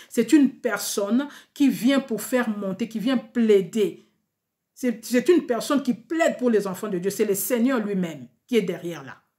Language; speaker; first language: French; non-native, local second language; Lingala